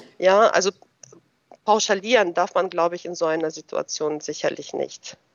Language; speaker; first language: German; early bilingual, other home language; Russian